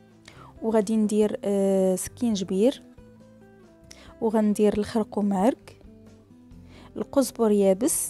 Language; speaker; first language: Arabic; native; Arabic